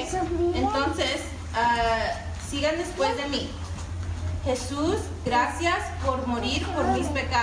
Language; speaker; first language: Spanish; early bilingual, heritage; Spanish